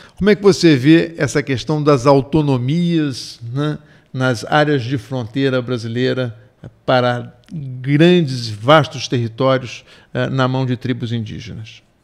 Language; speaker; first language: Portuguese; native; Portuguese